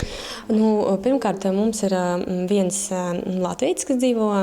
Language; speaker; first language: Latvian; non-native, local second language; Russian